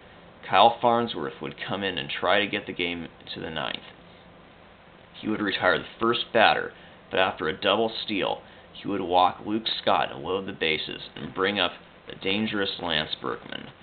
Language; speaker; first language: English; native; English